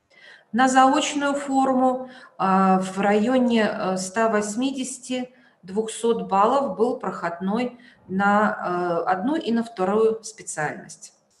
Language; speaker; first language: Russian; native; Russian